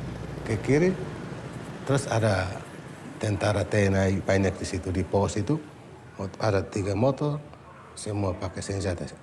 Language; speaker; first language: Indonesian; non-native, local second language; Tetum